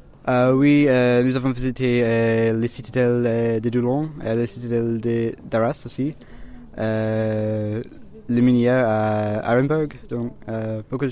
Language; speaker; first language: French; non-native, learner; English